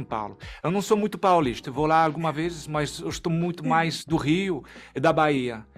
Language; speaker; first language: Portuguese; non-native, fluent; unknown